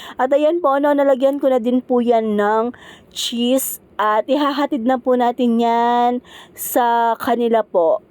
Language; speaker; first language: Filipino; non-native, local second language; Pampanga